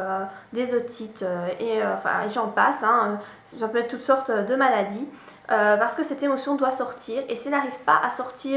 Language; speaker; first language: French; native; French